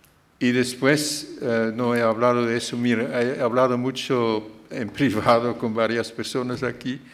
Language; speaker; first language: Spanish; non-native, fluent; Dutch